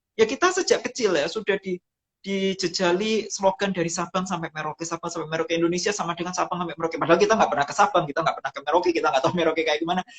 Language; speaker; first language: Indonesian; non-native, local second language; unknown